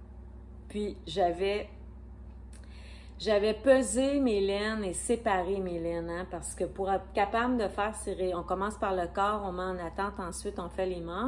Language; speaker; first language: French; native; French